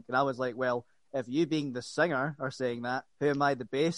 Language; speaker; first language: English; native; English